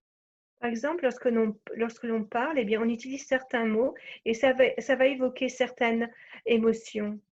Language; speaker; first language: French; native; French